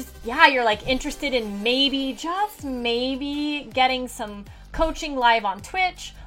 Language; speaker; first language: English; native; English